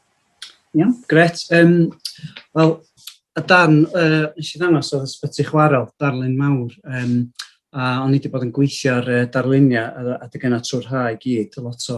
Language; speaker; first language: Welsh; native; Welsh